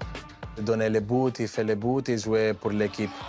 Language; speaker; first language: French; non-native, fluent; Spanish